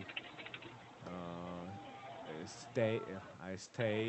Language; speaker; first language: English; non-native, learner; Korean